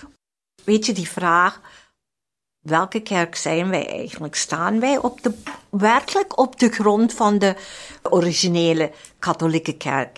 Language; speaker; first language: Dutch; non-native, fluent; German